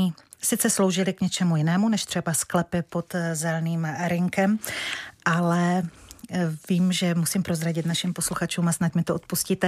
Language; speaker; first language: Czech; native; Czech